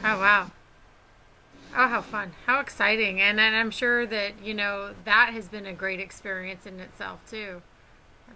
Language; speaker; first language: English; native; English